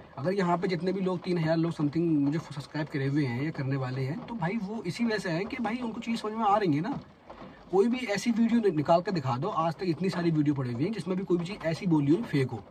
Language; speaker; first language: Hindi; native; Hindi